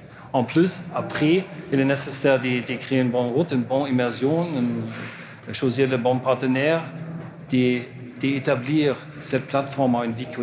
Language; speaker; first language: French; non-native, learner; German